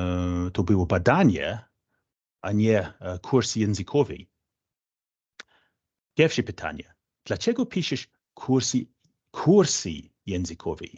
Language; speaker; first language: Polish; non-native, fluent; English